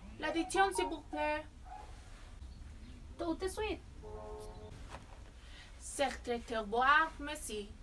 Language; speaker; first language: French; non-native, learner; Spanish